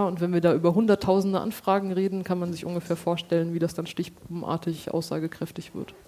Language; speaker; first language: German; native; German